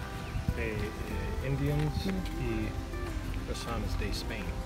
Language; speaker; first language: Spanish; non-native, learner; English